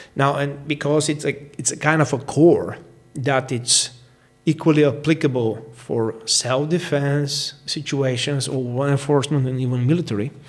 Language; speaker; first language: English; non-native, fluent; Bulgarian